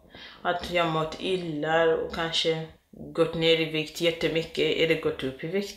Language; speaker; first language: Swedish; non-native, fluent; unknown